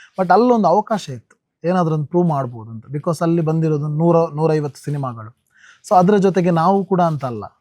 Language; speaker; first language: Kannada; non-native, local second language; Tulu